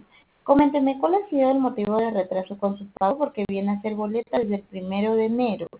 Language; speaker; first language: Spanish; native; Spanish